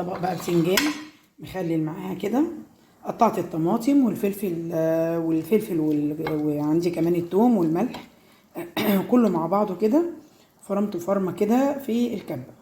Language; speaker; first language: Arabic; native; Arabic